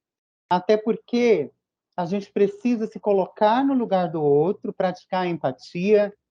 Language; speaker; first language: Portuguese; native; Portuguese